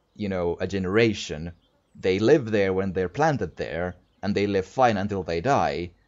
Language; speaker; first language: English; non-native, fluent; Finnish